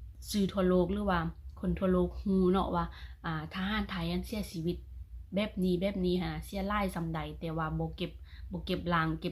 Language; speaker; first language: Thai; non-native, local second language; Northeastern Thai